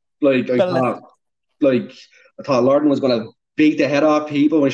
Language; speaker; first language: English; native; English